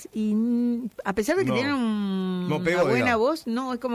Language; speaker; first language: Spanish; native; Spanish